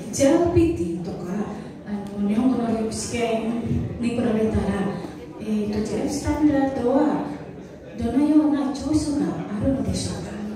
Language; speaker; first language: Japanese; non-native, learner; Indonesian